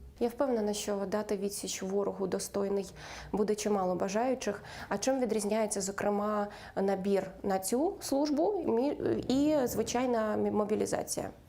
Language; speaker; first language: Ukrainian; native; Ukrainian